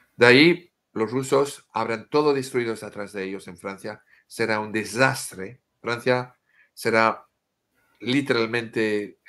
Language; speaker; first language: Spanish; non-native, fluent; French